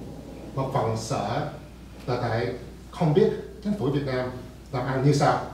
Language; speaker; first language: Vietnamese; early bilingual, heritage; Vietnamese